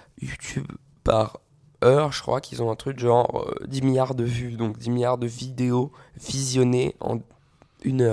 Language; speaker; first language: French; native; French